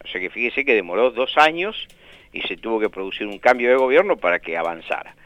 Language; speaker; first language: Spanish; native; Spanish